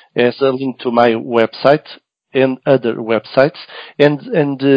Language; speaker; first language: English; non-native, learner; Portuguese